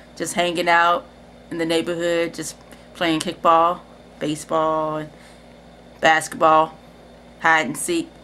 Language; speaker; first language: English; native; English